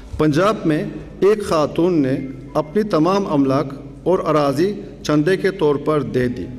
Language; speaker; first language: Urdu; non-native, fluent; Turkish